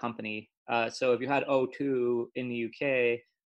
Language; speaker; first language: English; native; English